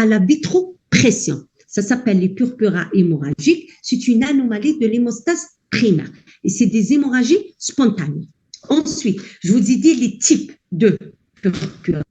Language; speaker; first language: French; non-native, local second language; Arabic